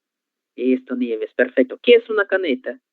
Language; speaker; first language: Spanish; non-native, learner; Portuguese